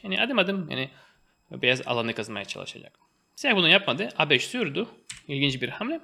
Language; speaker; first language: Turkish; non-native, fluent; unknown